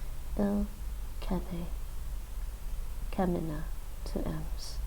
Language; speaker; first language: Italian; non-native, learner; English